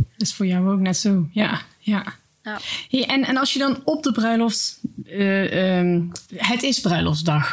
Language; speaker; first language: Dutch; native; Dutch